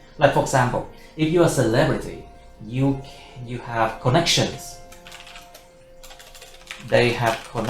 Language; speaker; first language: English; non-native, fluent; Vietnamese